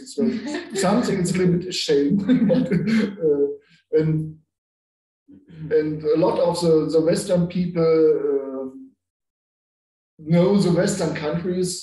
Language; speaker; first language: English; non-native, learner; German